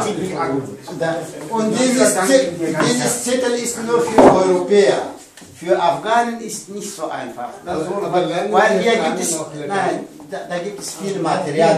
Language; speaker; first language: German; non-native, fluent; Pashto